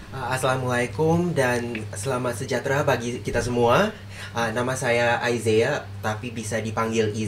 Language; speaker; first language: Indonesian; non-native, fluent; English